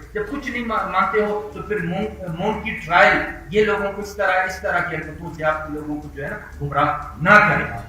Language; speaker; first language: Urdu; non-native, local second language; Baluchi